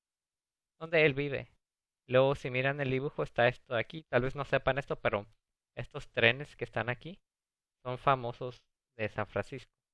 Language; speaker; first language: Spanish; early bilingual, other home language; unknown